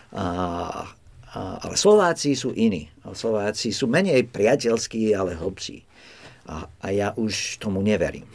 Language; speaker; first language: Slovak; non-native, fluent; English